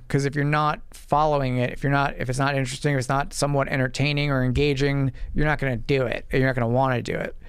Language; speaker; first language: English; native; English